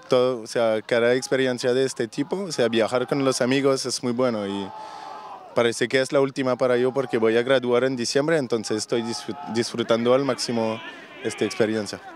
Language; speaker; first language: Spanish; non-native, fluent; French